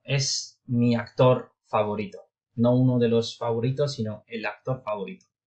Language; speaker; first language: Spanish; non-native, fluent; Urdu